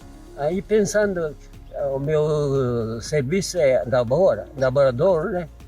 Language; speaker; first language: Portuguese; non-native, learner; Japanese